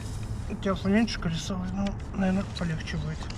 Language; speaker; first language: Russian; native; Russian